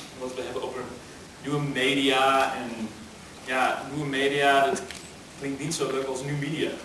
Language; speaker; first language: Dutch; non-native, fluent; English